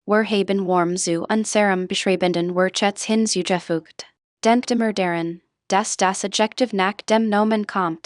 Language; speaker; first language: German; non-native, fluent; English